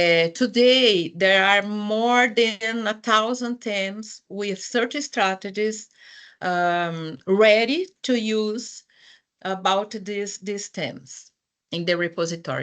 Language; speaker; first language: English; non-native, fluent; Portuguese